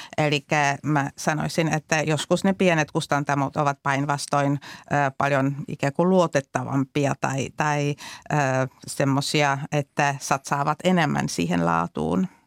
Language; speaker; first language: Finnish; non-native, fluent; Czech